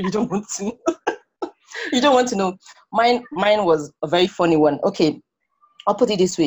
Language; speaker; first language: English; non-native, local second language; Igbo